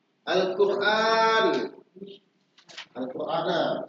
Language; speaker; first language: Arabic; non-native, fluent; Indonesian